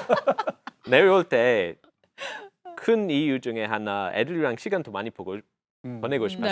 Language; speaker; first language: Korean; non-native, fluent; English